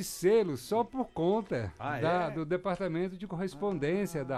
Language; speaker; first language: Portuguese; native; Portuguese